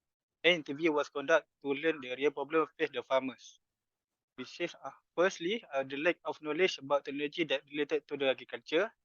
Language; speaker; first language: English; non-native, fluent; Malay